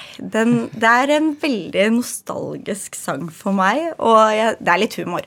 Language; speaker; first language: Norwegian; early bilingual, other home language; Ukrainian